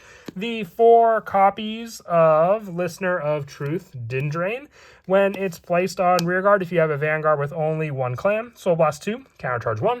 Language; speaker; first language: English; native; English